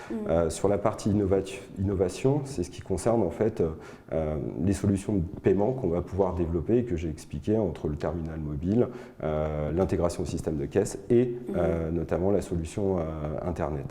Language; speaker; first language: French; native; French